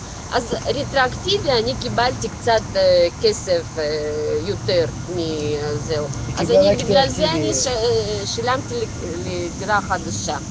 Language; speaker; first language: Hebrew; non-native, local second language; Russian